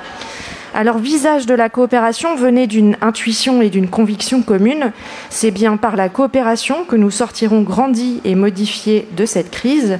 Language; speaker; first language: French; native; French